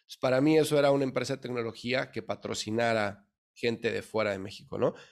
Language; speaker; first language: Spanish; native; Spanish